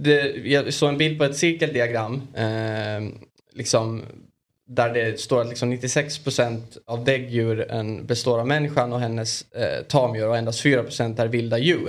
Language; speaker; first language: Swedish; native; Swedish